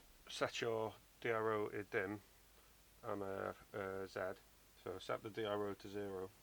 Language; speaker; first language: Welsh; non-native, learner; English